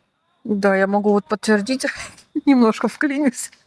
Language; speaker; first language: Russian; native; Russian